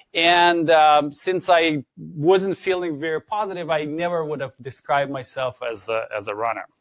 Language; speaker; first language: English; non-native, fluent; Ukrainian